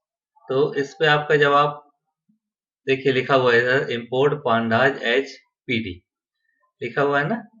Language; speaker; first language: Hindi; native; Hindi